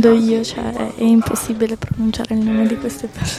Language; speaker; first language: Italian; native; Italian